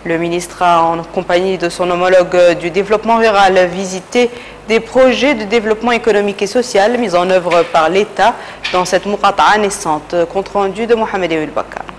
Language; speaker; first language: French; non-native, local second language; Arabic